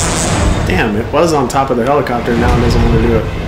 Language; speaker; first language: English; native; English